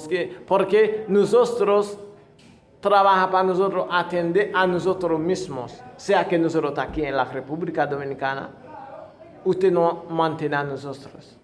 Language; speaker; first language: Spanish; non-native, fluent; Haitian Creole